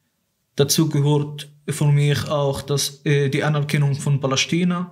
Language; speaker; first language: German; non-native, fluent; Arabic